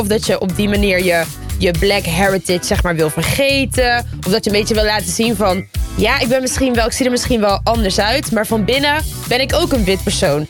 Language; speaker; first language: Dutch; native; Dutch